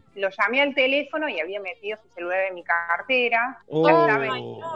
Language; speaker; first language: Spanish; native; Spanish